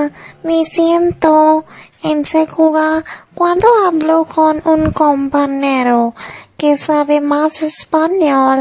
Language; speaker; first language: Spanish; non-native, learner; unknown